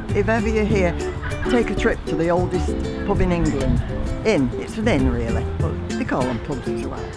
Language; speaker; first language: English; native; English